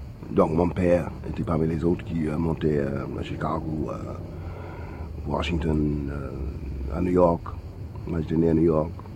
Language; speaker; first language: French; non-native, fluent; English